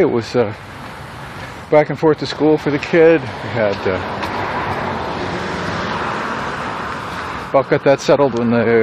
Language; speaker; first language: English; native; English